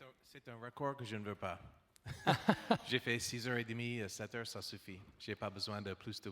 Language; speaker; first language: French; non-native, learner; English